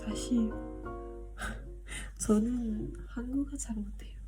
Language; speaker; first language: Korean; non-native, learner; French